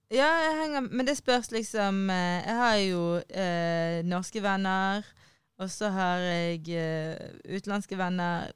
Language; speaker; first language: Norwegian; early bilingual, other home language; Somali